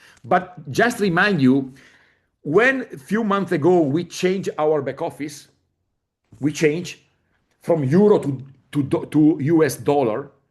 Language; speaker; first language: English; non-native, fluent; Italian